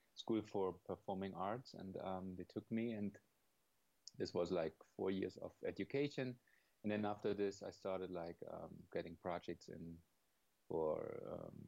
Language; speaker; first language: English; non-native, fluent; German